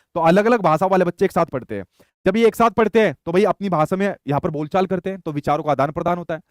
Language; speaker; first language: Hindi; native; Hindi